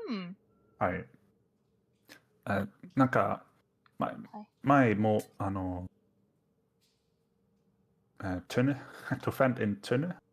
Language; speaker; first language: Japanese; non-native, fluent; Danish